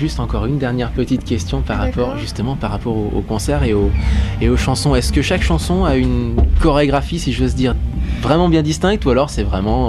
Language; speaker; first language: French; native; French